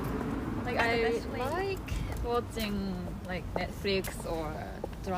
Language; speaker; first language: English; non-native, learner; Japanese